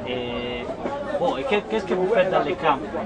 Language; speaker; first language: French; non-native, learner; Italian